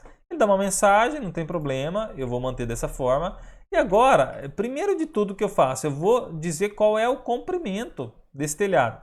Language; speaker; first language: Portuguese; native; Portuguese